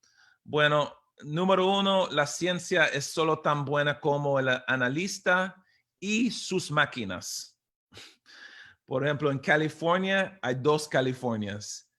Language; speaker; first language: Spanish; non-native, fluent; English